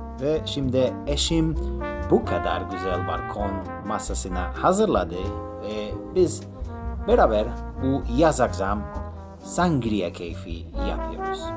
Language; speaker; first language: Turkish; non-native, learner; Spanish